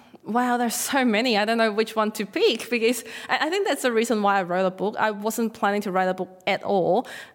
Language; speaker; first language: English; non-native, local second language; Cantonese